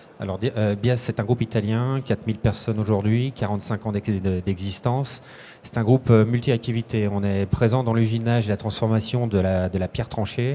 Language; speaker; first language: French; native; French